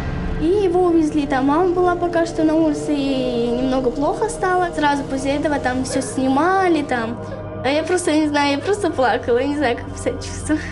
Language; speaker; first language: Russian; native; Russian